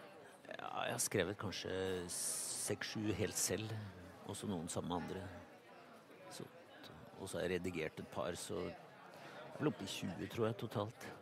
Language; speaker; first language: Norwegian; native; Norwegian